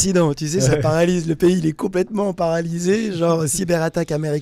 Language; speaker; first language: French; native; French